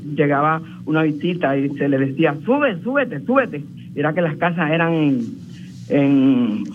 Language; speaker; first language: Spanish; native; Spanish